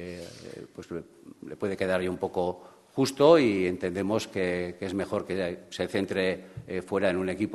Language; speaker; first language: Spanish; native; Spanish